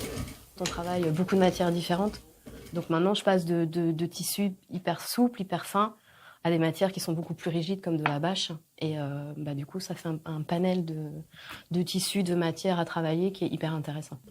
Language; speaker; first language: French; native; French